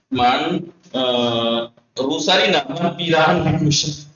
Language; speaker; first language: Persian; non-native, fluent; Urdu